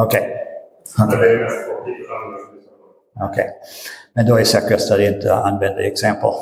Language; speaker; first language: Swedish; non-native, fluent; English